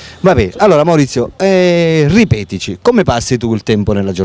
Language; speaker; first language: Italian; native; Italian